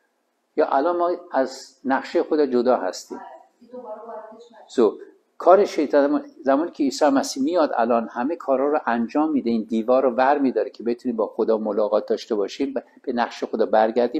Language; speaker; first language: Persian; native; Persian